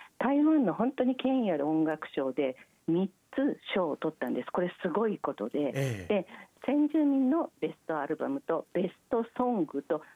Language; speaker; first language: Japanese; native; Japanese